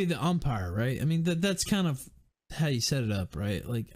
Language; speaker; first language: English; native; English